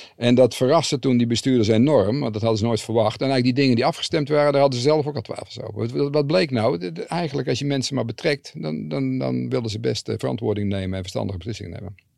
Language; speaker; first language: Dutch; native; Dutch